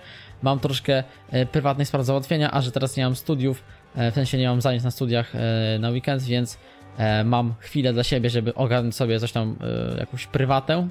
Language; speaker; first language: Polish; native; Polish